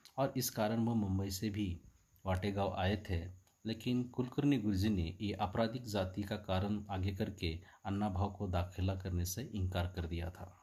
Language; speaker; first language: Hindi; non-native, local second language; Marathi